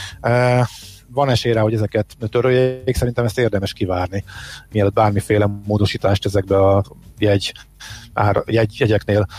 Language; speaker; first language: Hungarian; native; Hungarian